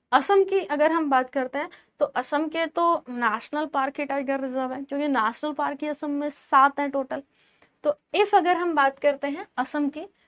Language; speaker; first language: Hindi; native; Hindi